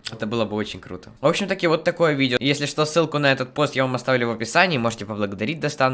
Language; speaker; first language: Russian; native; Russian